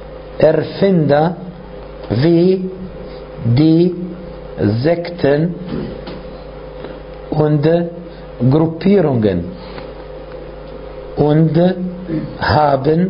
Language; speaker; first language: German; non-native, fluent; Arabic